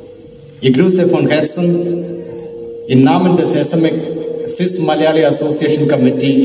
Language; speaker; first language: German; non-native, fluent; Malayalam